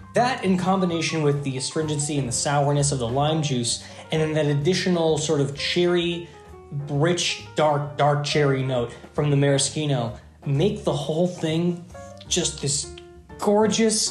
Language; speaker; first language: English; native; English